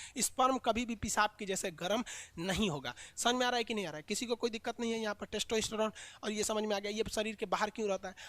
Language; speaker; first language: Hindi; native; Hindi